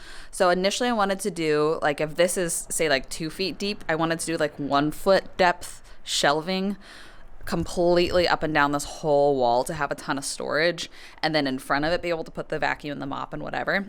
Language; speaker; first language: English; native; English